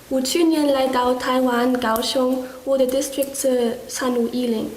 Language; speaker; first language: Chinese; non-native, learner; German